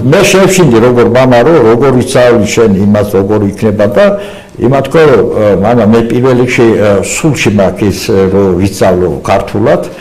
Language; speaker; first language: Georgian; non-native, local second language; Azerbaijani